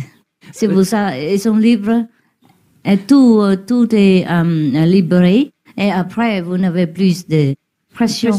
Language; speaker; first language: French; non-native, learner; Vietnamese